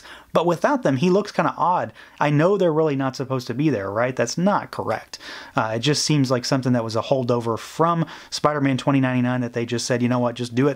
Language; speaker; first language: English; native; English